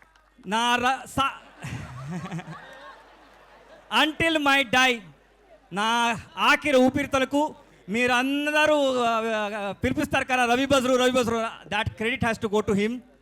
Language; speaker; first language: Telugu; non-native, learner; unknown